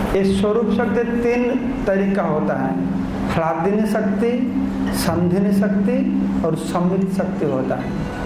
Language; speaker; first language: Hindi; non-native, local second language; Odia